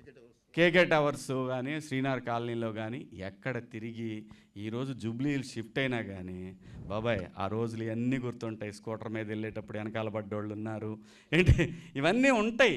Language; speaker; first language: Telugu; native; Telugu